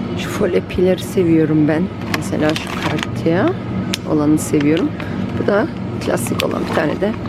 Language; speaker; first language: Turkish; early bilingual, heritage; Turkish